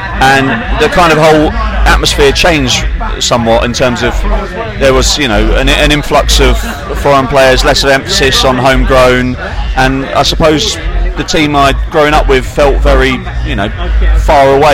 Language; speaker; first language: English; native; English